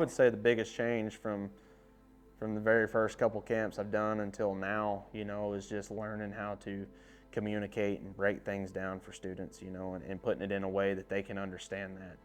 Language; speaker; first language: English; native; English